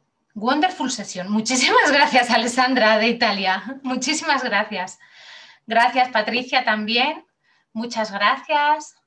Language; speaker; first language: Spanish; native; Spanish